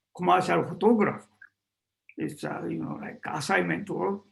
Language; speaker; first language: English; non-native, learner; Japanese